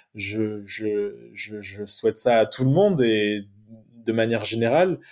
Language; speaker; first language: French; native; French